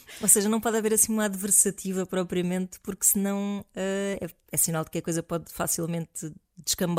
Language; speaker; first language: Portuguese; native; Portuguese